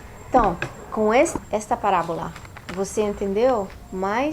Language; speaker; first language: Portuguese; non-native, fluent; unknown